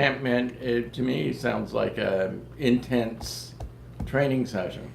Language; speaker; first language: English; native; English